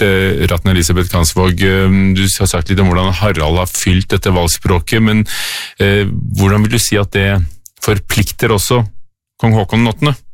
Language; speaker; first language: Norwegian; native; Norwegian